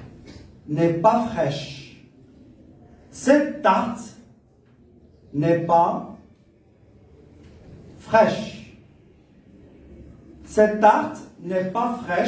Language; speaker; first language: French; non-native, local second language; Arabic